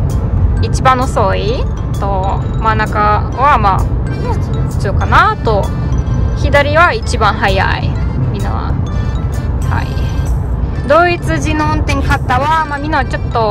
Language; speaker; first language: Japanese; non-native, learner; German